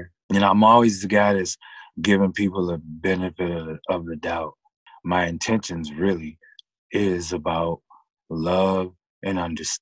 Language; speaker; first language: English; native; English